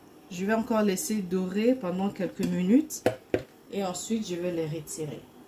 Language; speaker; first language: French; non-native, local second language; Lingala